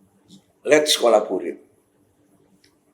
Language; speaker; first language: English; non-native, fluent; Indonesian